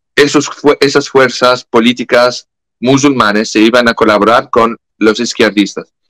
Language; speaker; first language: Spanish; non-native, fluent; French